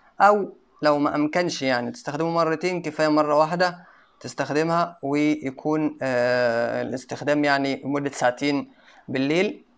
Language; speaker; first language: Arabic; native; Arabic